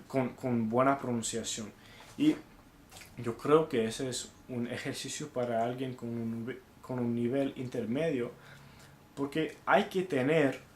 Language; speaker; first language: Spanish; non-native, fluent; English